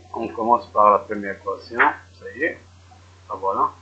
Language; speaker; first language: French; non-native, local second language; Arabic